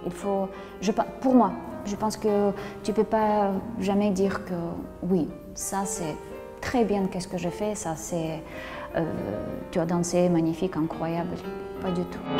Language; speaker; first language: French; non-native, learner; Russian